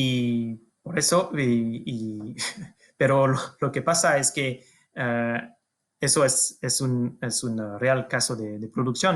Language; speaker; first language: Spanish; non-native, fluent; French